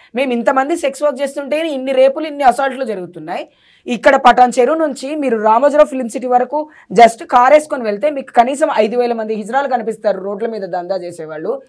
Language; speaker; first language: Telugu; native; Telugu